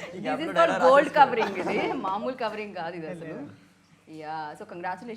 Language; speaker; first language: Telugu; native; Telugu